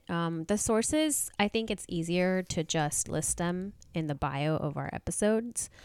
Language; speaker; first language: English; non-native, local second language; Hindi